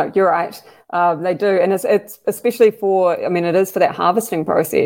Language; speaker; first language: English; native; English